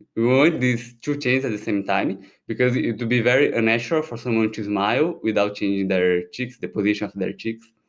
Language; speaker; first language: English; non-native, fluent; Portuguese